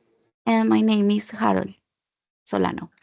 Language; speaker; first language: English; non-native, learner; Spanish